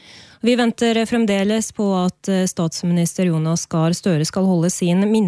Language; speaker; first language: Norwegian; native; Norwegian